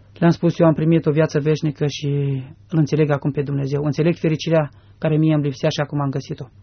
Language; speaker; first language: Romanian; native; Romanian